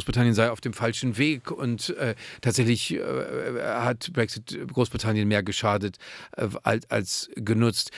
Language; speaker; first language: German; native; German